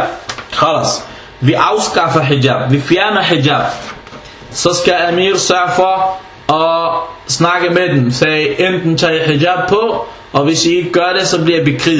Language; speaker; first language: Danish; early bilingual, other home language; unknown